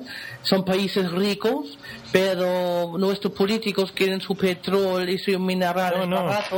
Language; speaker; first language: Spanish; non-native, fluent; German